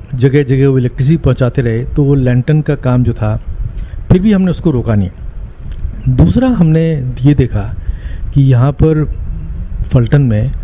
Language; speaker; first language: Hindi; native; Hindi